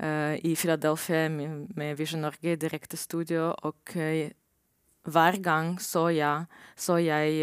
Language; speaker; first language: Norwegian; non-native, learner; Romanian